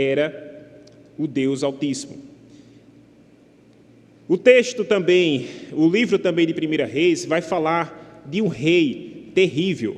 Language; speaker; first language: Portuguese; native; Portuguese